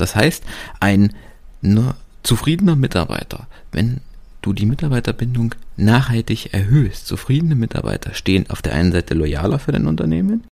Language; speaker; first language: German; native; German